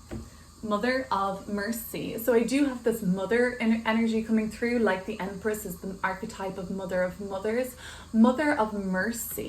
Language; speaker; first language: English; native; English